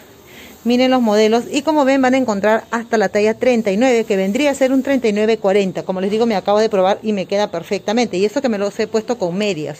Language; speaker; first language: Spanish; native; Spanish